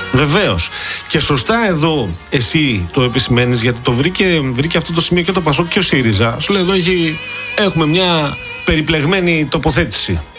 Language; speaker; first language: Greek; native; Greek